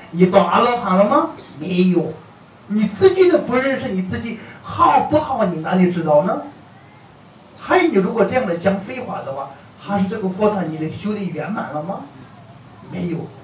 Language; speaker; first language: Chinese; non-native, fluent; Tibetan